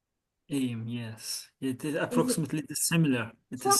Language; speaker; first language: English; non-native, learner; Azerbaijani